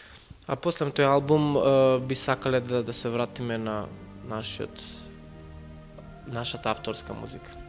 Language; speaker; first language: Macedonian; native; Macedonian